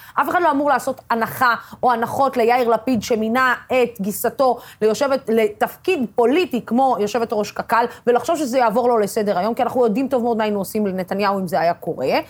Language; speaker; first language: Hebrew; non-native, local second language; Arabic